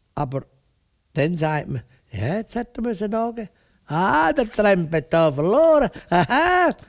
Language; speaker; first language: German; native; German